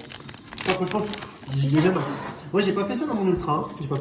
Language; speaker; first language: French; native; French